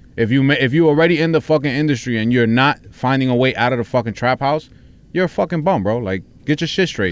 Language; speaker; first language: English; early bilingual, other home language; Spanish